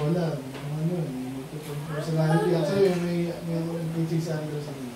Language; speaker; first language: Filipino; native; Filipino